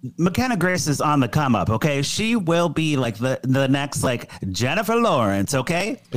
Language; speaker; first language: English; native; English